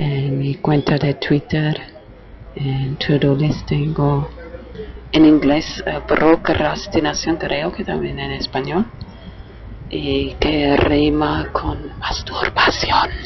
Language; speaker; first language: Spanish; non-native, fluent; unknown